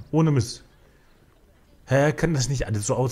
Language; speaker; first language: German; native; German